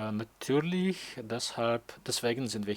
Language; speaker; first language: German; non-native, learner; English